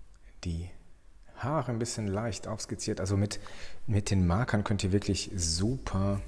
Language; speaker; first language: German; native; German